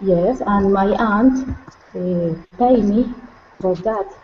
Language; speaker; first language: English; non-native, learner; Spanish